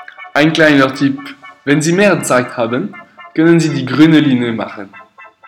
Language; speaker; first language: German; non-native, learner; French